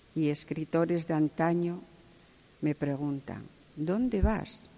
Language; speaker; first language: Spanish; native; Spanish